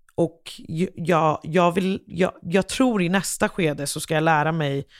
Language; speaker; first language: Swedish; non-native, fluent; English